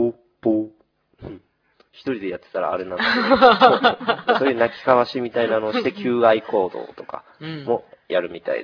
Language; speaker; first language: Japanese; native; Japanese